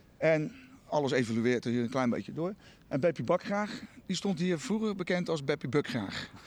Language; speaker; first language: Dutch; native; Dutch